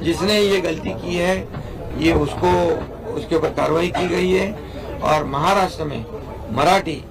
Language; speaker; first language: Hindi; non-native, local second language; Marathi